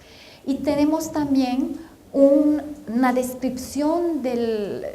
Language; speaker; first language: Spanish; non-native, fluent; French